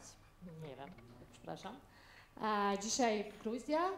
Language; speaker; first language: Polish; non-native, learner; Georgian